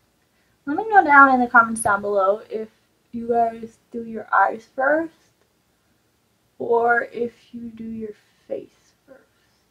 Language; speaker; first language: English; native; English